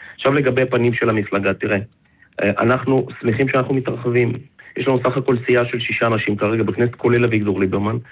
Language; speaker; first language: Hebrew; non-native, fluent; Russian